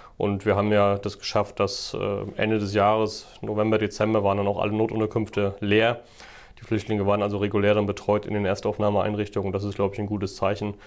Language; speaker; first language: German; native; German